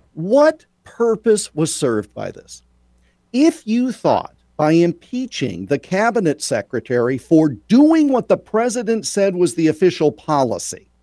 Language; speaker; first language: English; native; English